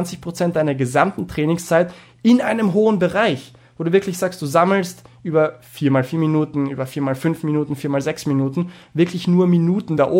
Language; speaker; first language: German; native; German